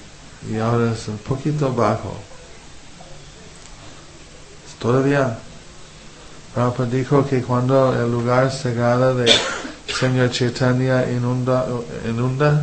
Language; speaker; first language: Spanish; non-native, fluent; English